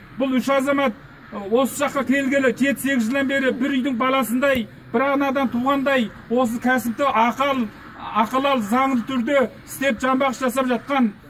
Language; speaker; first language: Kazakh; early bilingual, heritage; Kazakh